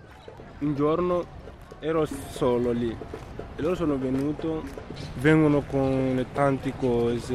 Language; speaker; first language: Italian; non-native, learner; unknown